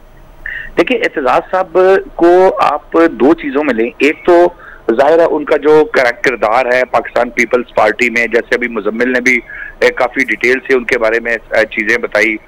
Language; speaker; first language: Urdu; non-native, local second language; Punjabi